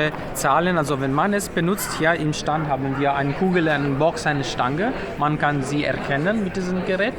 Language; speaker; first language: German; non-native, fluent; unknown